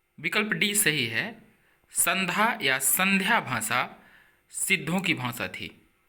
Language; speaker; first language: Hindi; native; Hindi